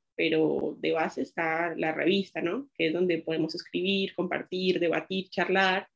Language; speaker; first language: Spanish; native; Spanish